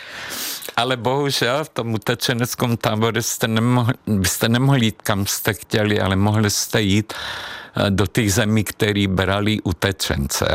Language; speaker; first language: Czech; non-native, fluent; Hungarian